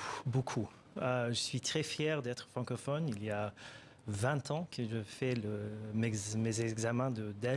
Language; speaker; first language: French; non-native, fluent; Arabic